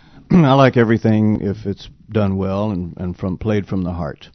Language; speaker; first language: English; native; English